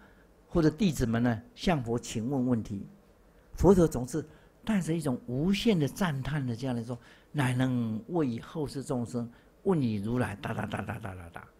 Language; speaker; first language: Chinese; native; Chinese